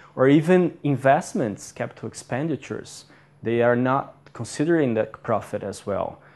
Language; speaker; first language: English; non-native, fluent; Portuguese